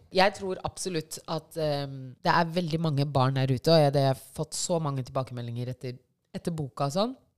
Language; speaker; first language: Norwegian; early bilingual, other home language; Shona